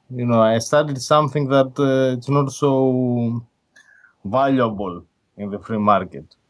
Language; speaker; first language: English; non-native, fluent; Greek